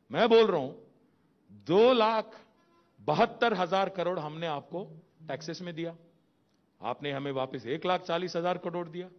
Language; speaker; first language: Hindi; non-native, local second language; Telugu